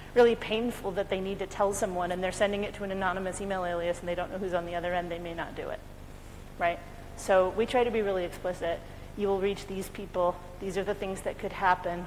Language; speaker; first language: English; native; English